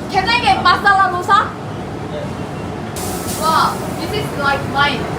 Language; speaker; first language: English; non-native, learner; Korean